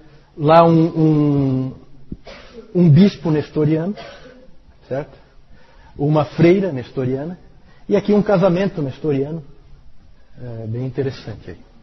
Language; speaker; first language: Portuguese; native; Portuguese